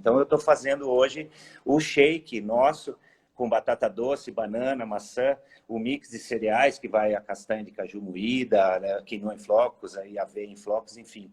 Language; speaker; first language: Portuguese; native; Portuguese